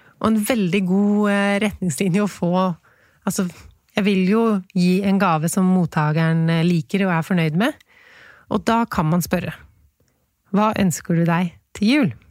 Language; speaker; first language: Norwegian; native; Norwegian